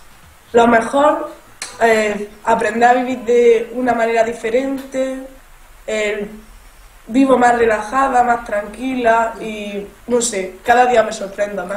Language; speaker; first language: Spanish; native; Spanish